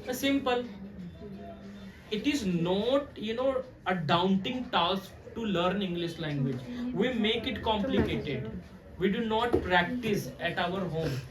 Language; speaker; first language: English; non-native, local second language; Hindi